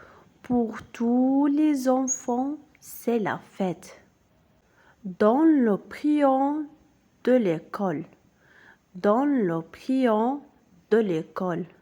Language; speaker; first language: French; non-native, local second language; Arabic